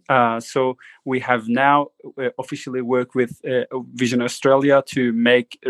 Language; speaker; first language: English; non-native, fluent; Turkish